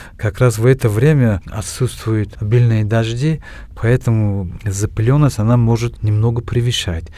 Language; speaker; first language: Russian; non-native, local second language; Tajik